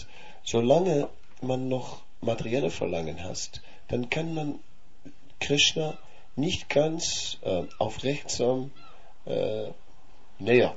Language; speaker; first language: German; non-native, fluent; Dutch